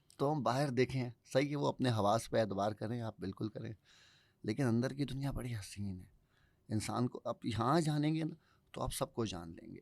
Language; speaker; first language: Urdu; native; Urdu